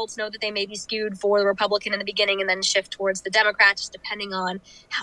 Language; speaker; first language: English; native; English